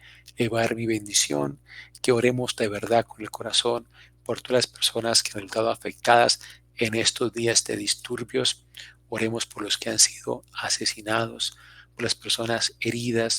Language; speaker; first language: Spanish; native; Spanish